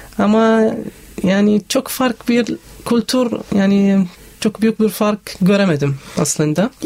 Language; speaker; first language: Turkish; non-native, fluent; Arabic